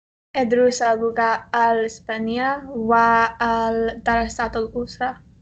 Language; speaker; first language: Arabic; non-native, learner; English